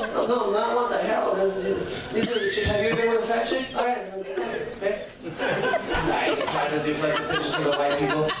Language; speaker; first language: English; native; English